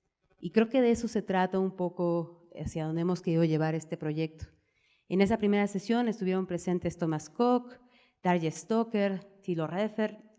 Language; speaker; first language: Spanish; native; Spanish